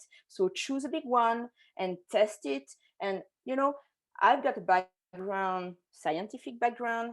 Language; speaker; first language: English; non-native, fluent; French